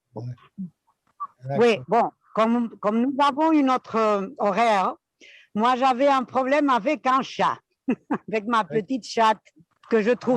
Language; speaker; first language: French; non-native, fluent; Spanish